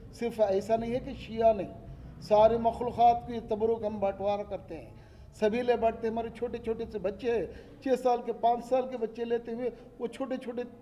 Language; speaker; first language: Hindi; non-native, local second language; Urdu